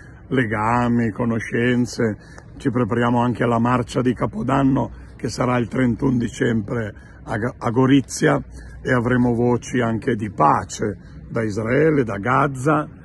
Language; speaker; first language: Italian; native; Italian